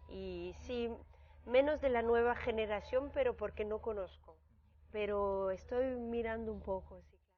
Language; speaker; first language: Spanish; early bilingual, heritage; French